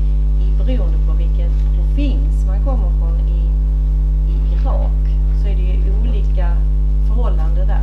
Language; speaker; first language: Swedish; native; Swedish